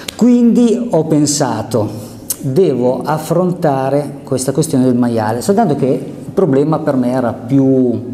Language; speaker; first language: Italian; native; Italian